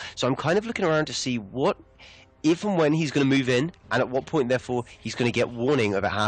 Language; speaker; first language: English; native; English